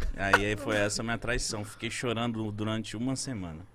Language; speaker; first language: Portuguese; native; Portuguese